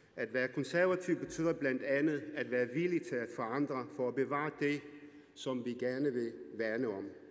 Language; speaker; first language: Danish; early bilingual, other home language; Arabic